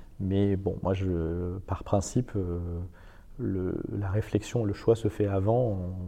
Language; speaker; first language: French; non-native, fluent; Persian